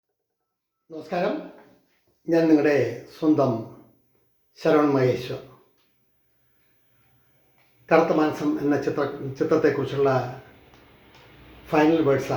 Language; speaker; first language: Malayalam; native; Malayalam